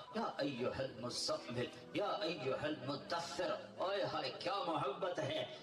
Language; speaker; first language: Urdu; non-native, local second language; Punjabi